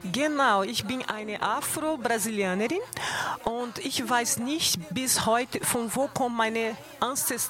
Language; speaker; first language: German; non-native, learner; Portuguese